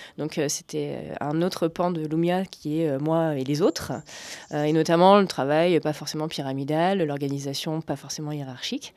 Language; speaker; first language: French; native; French